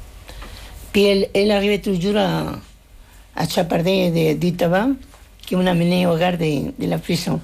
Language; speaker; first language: French; non-native, fluent; Spanish